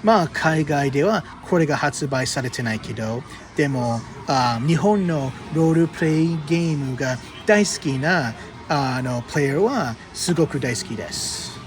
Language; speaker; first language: Japanese; non-native, fluent; English